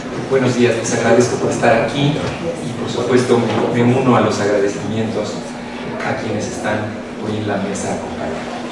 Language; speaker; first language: Spanish; native; Spanish